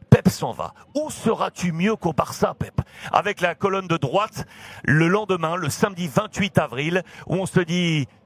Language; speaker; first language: French; native; French